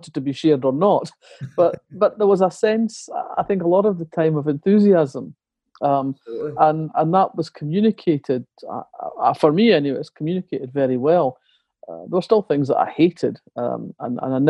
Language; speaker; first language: English; native; English